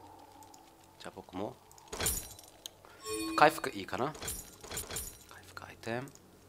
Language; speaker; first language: Japanese; non-native, learner; German